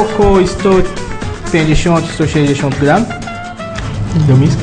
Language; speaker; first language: Polish; non-native, learner; Portuguese